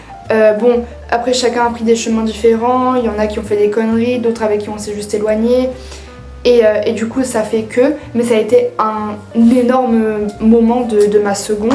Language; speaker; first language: French; native; French